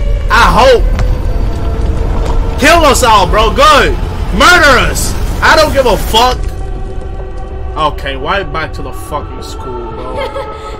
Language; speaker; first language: English; early bilingual, other home language; Spanish